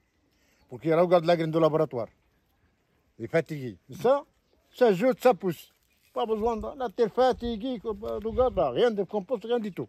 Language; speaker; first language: French; non-native, learner; Arabic